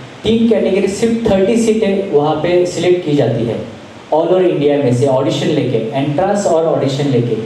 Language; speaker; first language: Hindi; non-native, local second language; Marathi